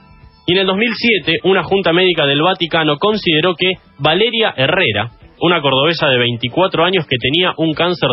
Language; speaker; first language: Spanish; native; Spanish